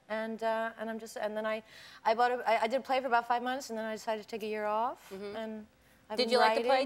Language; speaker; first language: English; native; English